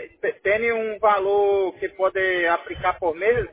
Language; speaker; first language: Spanish; non-native, learner; Portuguese